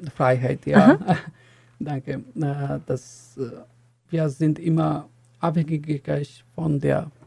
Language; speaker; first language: German; non-native, fluent; Bangla